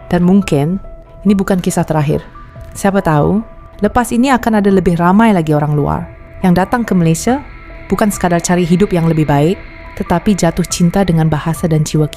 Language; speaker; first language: Malay; native; Malay